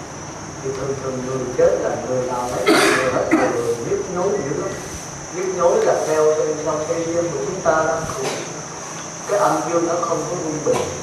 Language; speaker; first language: Vietnamese; native; Vietnamese